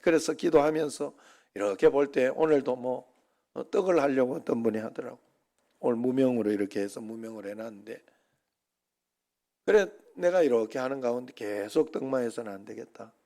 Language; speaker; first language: Korean; native; Korean